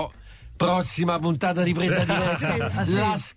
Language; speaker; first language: Italian; native; Italian